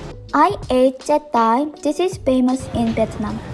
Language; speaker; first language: English; non-native, learner; Japanese